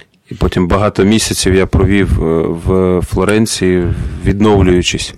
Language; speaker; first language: Ukrainian; native; Ukrainian